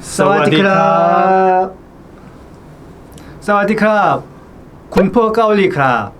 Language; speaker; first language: Thai; non-native, learner; Korean